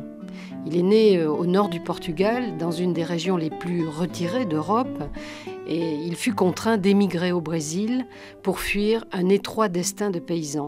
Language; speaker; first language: French; native; French